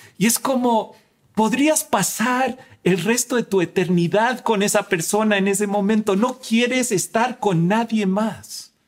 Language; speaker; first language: Spanish; native; Spanish